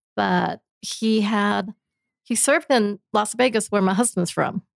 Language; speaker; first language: English; native; English